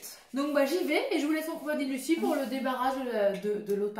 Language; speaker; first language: French; native; French